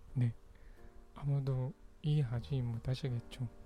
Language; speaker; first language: Korean; non-native, fluent; Pangasinan